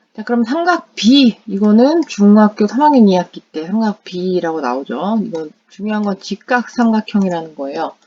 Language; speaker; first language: Korean; non-native, fluent; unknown